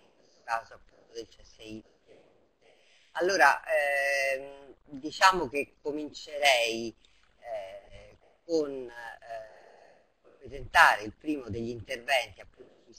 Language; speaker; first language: Italian; native; Italian